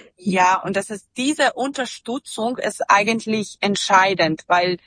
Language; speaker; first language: German; non-native, learner; Serbian